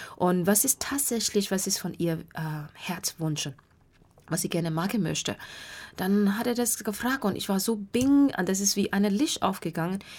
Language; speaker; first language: German; non-native, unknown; Burmese